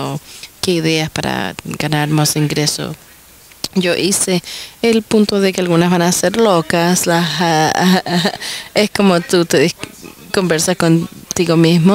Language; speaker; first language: Spanish; non-native, fluent; English